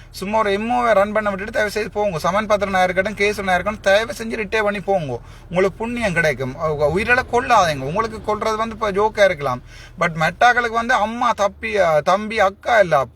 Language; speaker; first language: Tamil; native; Tamil